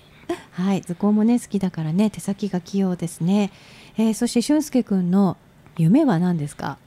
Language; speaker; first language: Japanese; native; Japanese